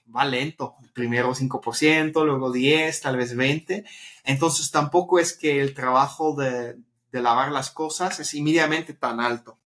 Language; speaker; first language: Spanish; non-native, fluent; Dutch